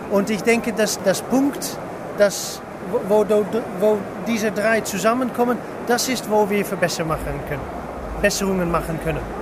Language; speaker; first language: German; non-native, learner; English